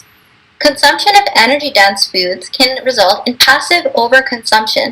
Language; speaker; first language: English; native; English